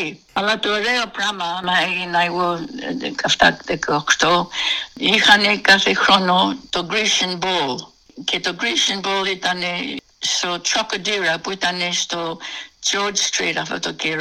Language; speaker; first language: Greek; early bilingual, heritage; Greek